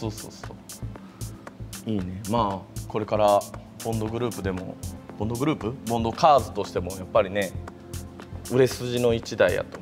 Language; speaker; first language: Japanese; native; Japanese